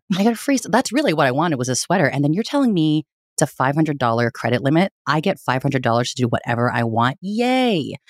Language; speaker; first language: English; early bilingual, other home language; Filipino